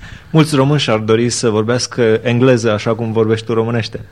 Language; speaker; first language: Romanian; native; Romanian